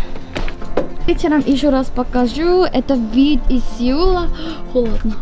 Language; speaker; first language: Russian; non-native, learner; Korean